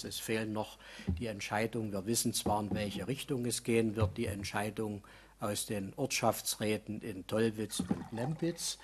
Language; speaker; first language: German; native; German